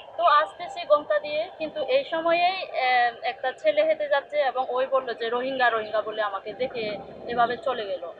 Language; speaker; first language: Bangla; non-native, local second language; Chakma